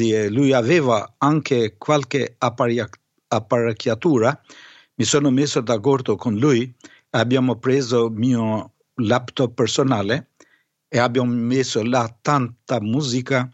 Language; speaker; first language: Italian; non-native, fluent; Albanian